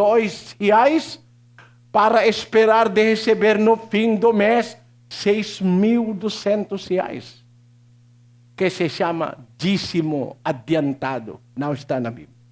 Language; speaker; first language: Portuguese; non-native, learner; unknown